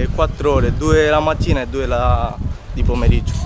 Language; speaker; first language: Italian; native; Italian